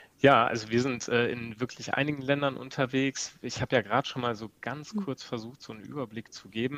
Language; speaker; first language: German; native; German